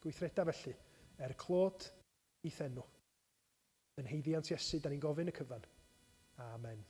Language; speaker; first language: Welsh; native; Welsh